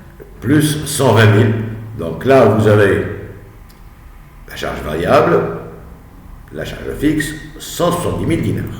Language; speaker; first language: French; non-native, local second language; Arabic